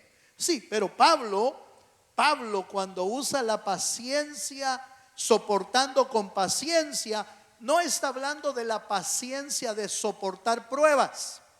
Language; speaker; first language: Spanish; native; Spanish